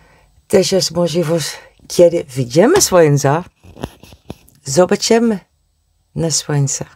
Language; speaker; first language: Polish; non-native, learner; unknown